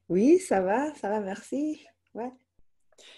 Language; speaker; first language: French; non-native, fluent; English